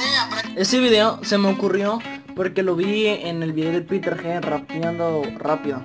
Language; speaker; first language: Spanish; native; Spanish